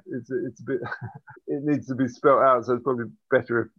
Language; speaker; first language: English; native; English